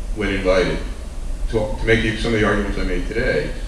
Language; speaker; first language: English; native; English